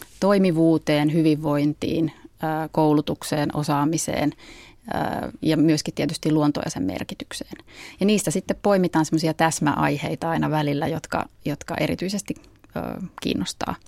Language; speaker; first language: Finnish; native; Finnish